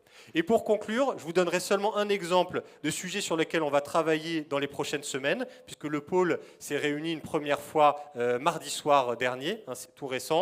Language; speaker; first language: French; native; French